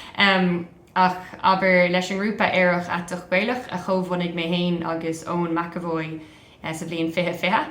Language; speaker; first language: Irish; non-native, local second language; English